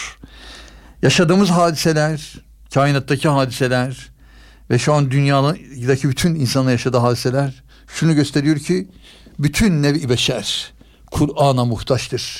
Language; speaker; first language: Turkish; native; Turkish